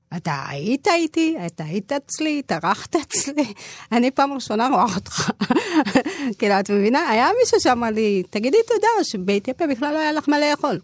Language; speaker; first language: Hebrew; early bilingual, other home language; Amharic